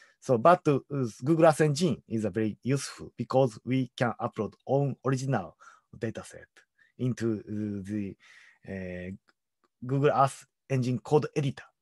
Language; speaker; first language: English; non-native, learner; Japanese